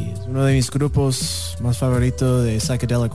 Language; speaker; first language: Spanish; non-native, learner; English